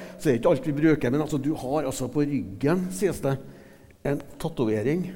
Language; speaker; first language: Norwegian; native; Norwegian